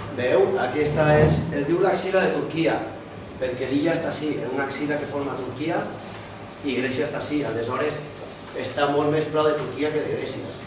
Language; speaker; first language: Catalan; native; Catalan